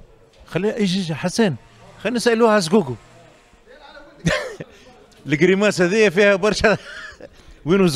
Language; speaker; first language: Arabic; native; Arabic